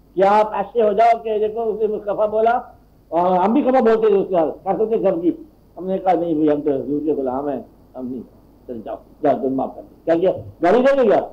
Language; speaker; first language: Urdu; non-native, local second language; Punjabi